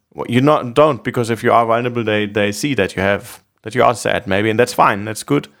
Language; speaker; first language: English; non-native, fluent; German